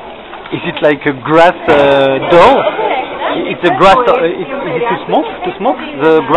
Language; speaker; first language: English; non-native, fluent; French